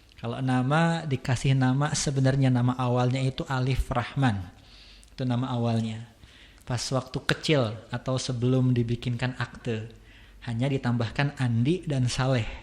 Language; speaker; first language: Indonesian; non-native, local second language; Sundanese